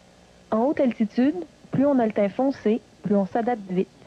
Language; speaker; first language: French; native; French